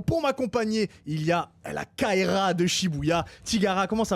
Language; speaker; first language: French; native; French